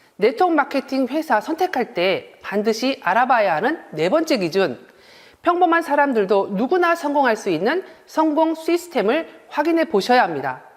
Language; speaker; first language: Korean; native; Korean